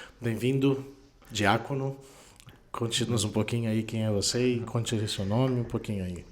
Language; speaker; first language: Portuguese; non-native, fluent; Spanish